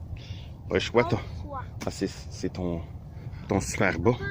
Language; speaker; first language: French; native; French